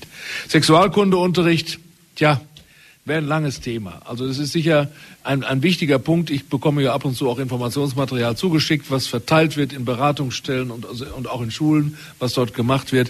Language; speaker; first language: German; native; German